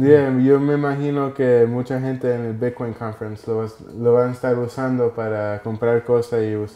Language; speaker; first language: Spanish; early bilingual, heritage; Spanish